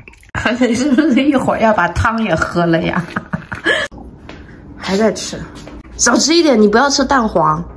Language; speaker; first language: Chinese; native; Chinese